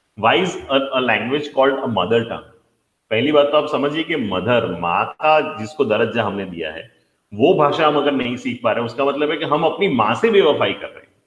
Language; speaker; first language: Hindi; non-native, local second language; Gujarati